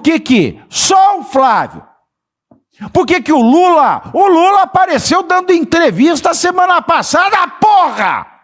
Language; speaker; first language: Portuguese; native; Portuguese